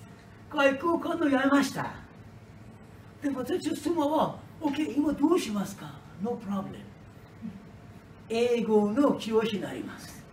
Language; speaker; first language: Japanese; non-native, learner; Persian